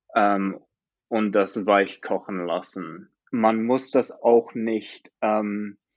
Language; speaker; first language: German; non-native, fluent; English